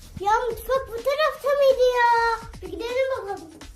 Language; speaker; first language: Turkish; native; Turkish